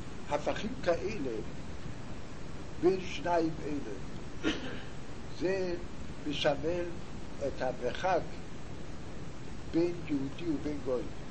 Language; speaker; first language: Hebrew; non-native, fluent; Yiddish